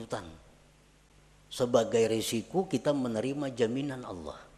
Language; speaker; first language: Indonesian; non-native, local second language; Banjar